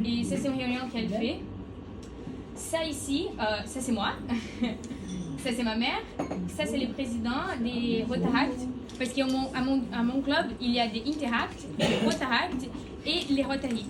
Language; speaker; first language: French; non-native, learner; Portuguese